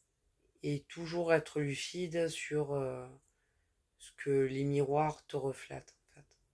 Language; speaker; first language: French; native; French